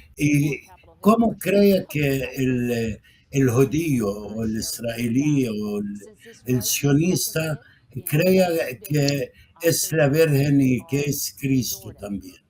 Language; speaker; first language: Spanish; non-native, fluent; Arabic